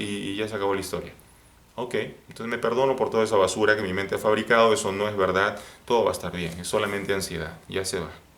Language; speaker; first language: Spanish; native; Spanish